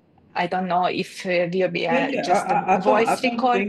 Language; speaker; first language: English; non-native, learner; Hungarian